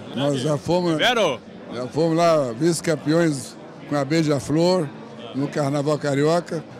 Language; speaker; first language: Portuguese; non-native, fluent; Arabic